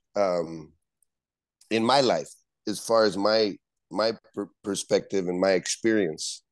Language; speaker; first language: English; native; English